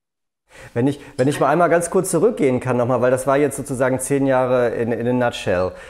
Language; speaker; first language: German; native; German